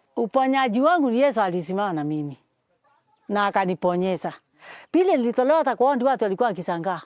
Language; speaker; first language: Swahili; non-native, local second language; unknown